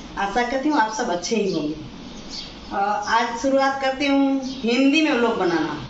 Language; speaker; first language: Hindi; non-native, local second language; Gujarati